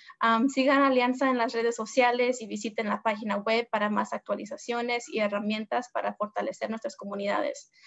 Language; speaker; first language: Spanish; early bilingual, heritage; Spanish